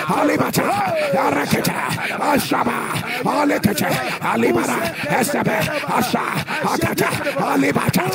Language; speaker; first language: English; non-native, local second language; Igbo